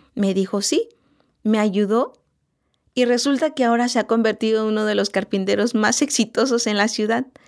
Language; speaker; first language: Spanish; non-native, local second language; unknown